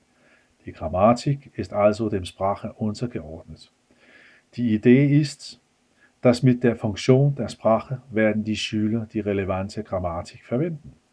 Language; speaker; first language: German; non-native, fluent; Danish